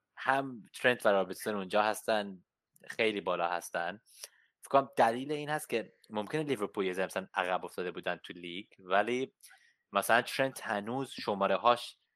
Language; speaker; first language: Persian; early bilingual, heritage; Persian